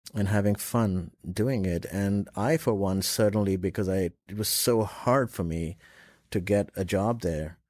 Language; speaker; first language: English; non-native, local second language; Urdu